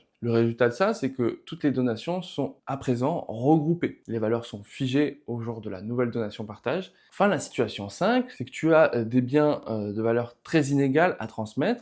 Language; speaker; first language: French; native; French